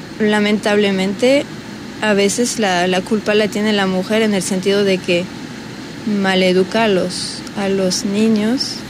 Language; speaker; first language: Spanish; non-native, fluent; French